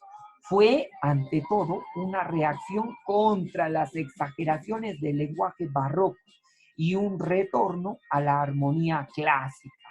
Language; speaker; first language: Spanish; native; Spanish